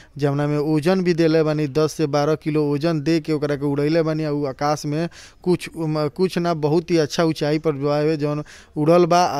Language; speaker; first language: Hindi; native; Hindi